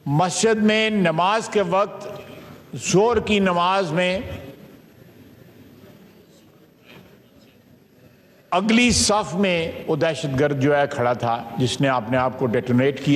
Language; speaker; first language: Urdu; non-native, local second language; Punjabi